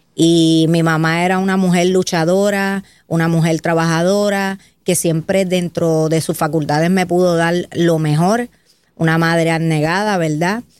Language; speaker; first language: Spanish; native; Spanish